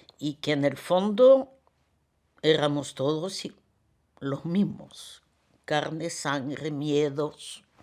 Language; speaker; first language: Spanish; early bilingual, heritage; Spanish